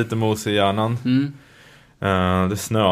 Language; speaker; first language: Swedish; native; Swedish